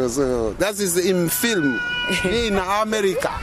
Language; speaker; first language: German; non-native, learner; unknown